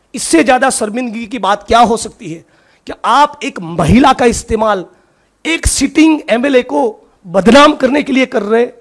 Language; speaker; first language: Hindi; non-native, local second language; Gujarati